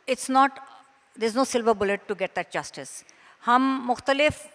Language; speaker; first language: Urdu; native; Urdu